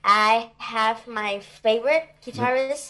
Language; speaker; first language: English; non-native, learner; Thai